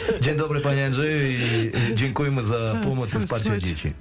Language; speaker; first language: Polish; non-native, fluent; Russian